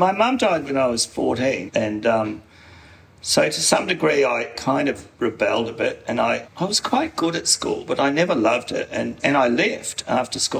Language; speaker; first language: English; native; English